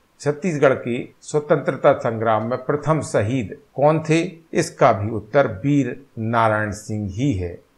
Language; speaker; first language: Hindi; native; Hindi